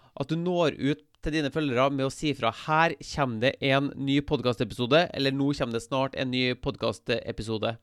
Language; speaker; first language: Norwegian; native; Norwegian